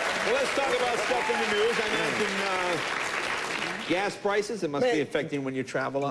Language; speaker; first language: English; native; English